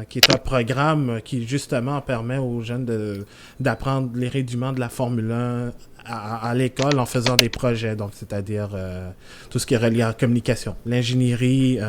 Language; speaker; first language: French; native; French